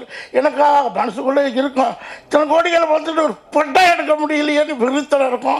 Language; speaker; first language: Tamil; native; Tamil